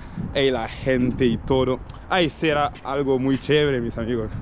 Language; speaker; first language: Spanish; non-native, learner; French